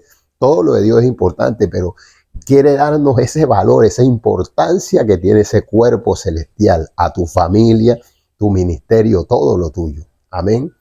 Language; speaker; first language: Spanish; native; Spanish